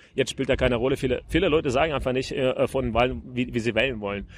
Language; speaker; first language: German; non-native, fluent; Russian